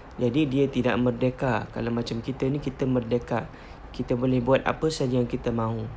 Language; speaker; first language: Malay; native; Malay